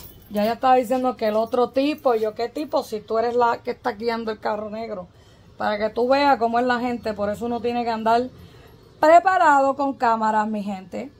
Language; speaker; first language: Spanish; native; Spanish